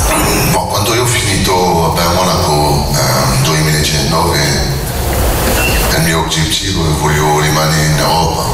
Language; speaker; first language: Italian; non-native, fluent; French